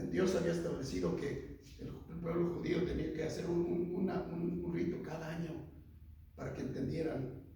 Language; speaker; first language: Spanish; native; Spanish